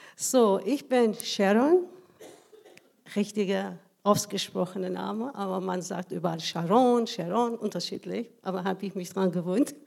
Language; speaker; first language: German; non-native, fluent; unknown